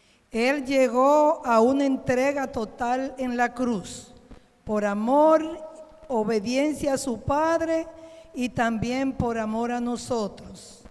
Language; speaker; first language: Spanish; native; Spanish